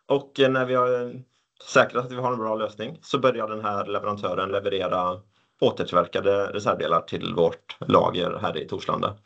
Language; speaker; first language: Swedish; native; Swedish